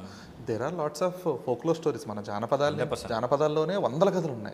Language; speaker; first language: Telugu; native; Telugu